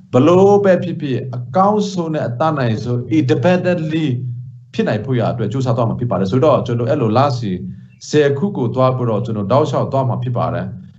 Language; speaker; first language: Burmese; non-native, local second language; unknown